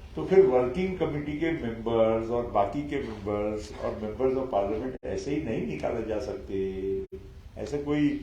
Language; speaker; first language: Hindi; non-native, local second language; Marathi